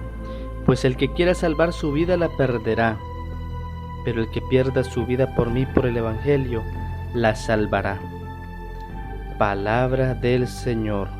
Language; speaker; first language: Spanish; native; Spanish